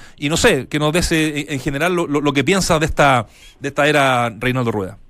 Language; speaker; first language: Spanish; native; Spanish